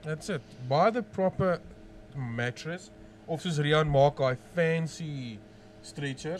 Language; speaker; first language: English; non-native, local second language; Afrikaans